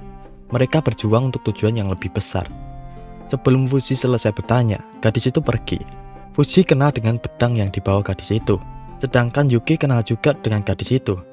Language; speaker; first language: Indonesian; native; Indonesian